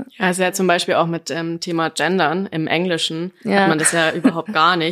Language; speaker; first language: German; native; German